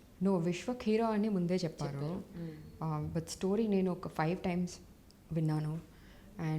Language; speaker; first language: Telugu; non-native, fluent; Tamil